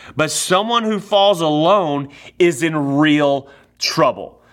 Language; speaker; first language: English; native; English